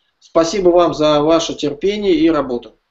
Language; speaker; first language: Russian; native; Russian